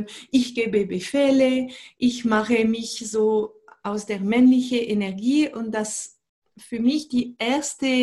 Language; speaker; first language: German; non-native, fluent; French